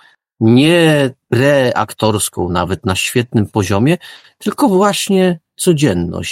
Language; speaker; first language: Polish; native; Polish